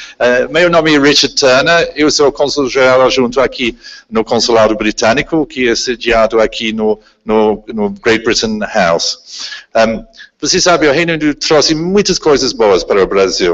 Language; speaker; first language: Portuguese; non-native, fluent; English